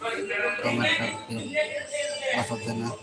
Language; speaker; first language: Hindi; non-native, local second language; Santali